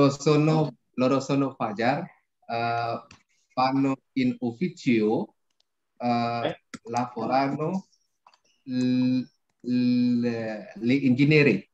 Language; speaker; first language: Italian; non-native, learner; Indonesian